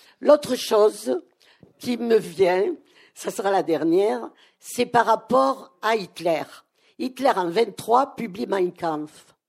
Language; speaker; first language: French; native; French